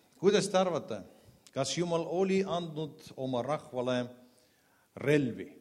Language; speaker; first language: Estonian; non-native, local second language; Russian